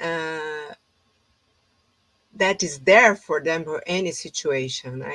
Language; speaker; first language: English; non-native, fluent; Portuguese